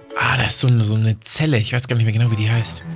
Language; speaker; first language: German; native; German